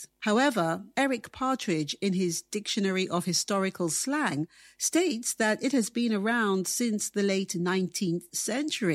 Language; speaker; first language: English; native; English